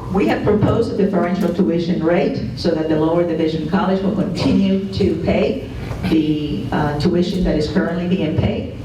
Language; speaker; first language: English; non-native, fluent; Spanish